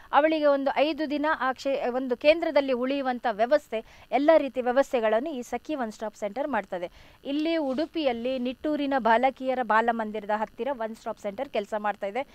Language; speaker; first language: Kannada; non-native, local second language; Tulu